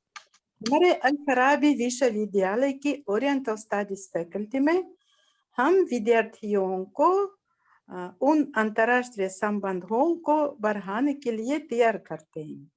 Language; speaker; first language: Hindi; non-native, fluent; Kazakh